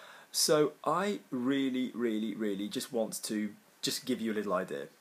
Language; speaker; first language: English; native; English